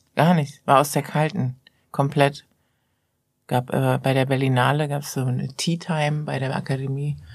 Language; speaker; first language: German; early bilingual, other home language; Persian